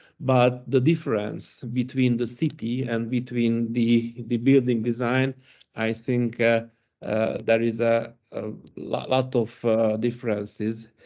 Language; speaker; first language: English; non-native, learner; Hungarian